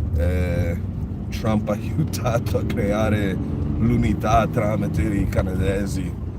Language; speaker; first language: Italian; early bilingual, other home language; English